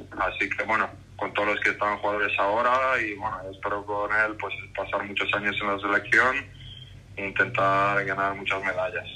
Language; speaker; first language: Spanish; non-native, fluent; Croatian